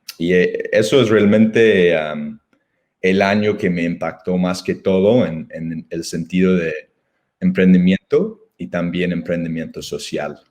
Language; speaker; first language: Spanish; non-native, fluent; English